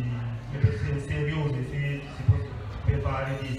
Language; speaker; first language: Italian; non-native, fluent; French